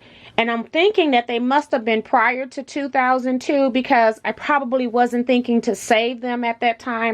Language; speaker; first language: English; native; English